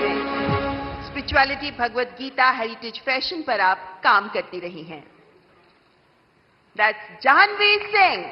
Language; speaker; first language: Hindi; native; Hindi